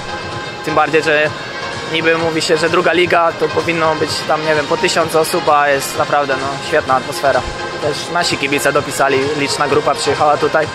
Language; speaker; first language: Polish; native; Polish